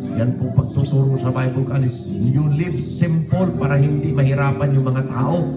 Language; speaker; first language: Filipino; non-native, local second language; Cebuano